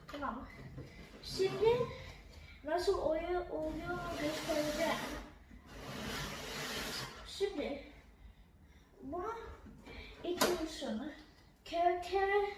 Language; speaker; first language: Turkish; early bilingual, heritage; Turkish